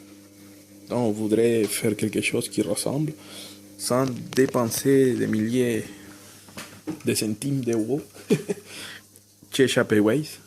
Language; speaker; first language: French; non-native, fluent; Spanish